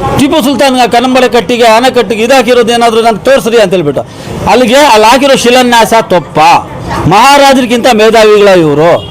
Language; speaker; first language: Kannada; non-native, local second language; Urdu